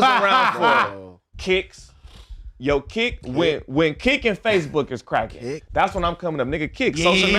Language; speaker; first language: English; native; English